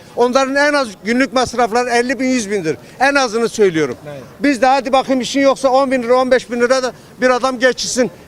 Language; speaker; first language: Turkish; native; Turkish